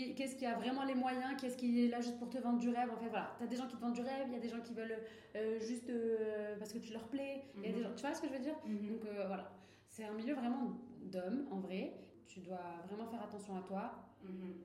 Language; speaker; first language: French; non-native, local second language; Arabic